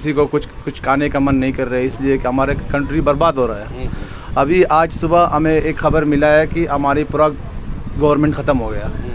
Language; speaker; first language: Hindi; non-native, fluent; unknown